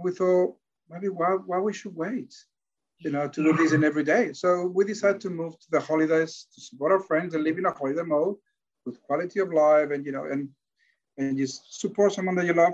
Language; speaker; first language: English; non-native, fluent; Spanish